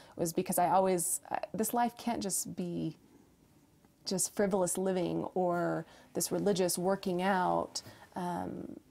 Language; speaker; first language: English; native; English